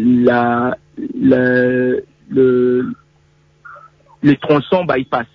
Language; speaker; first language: French; non-native, local second language; Lingala